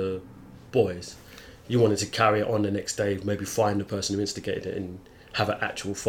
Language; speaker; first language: English; native; English